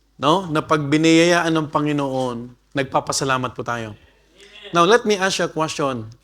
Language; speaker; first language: Filipino; non-native, local second language; Bikol